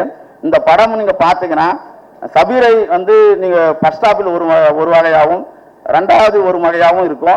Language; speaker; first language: Tamil; native; Tamil